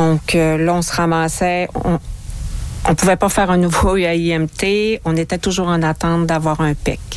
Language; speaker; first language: French; native; French